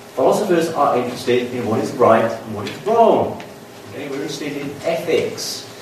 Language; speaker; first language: English; native; English